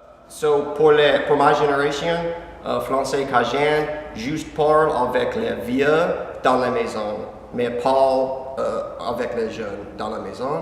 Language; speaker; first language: French; non-native, learner; English